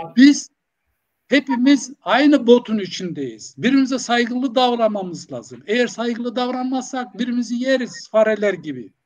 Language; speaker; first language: Turkish; non-native, local second language; Zaza